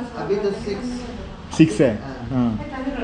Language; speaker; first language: Hindi; non-native, learner; Malayalam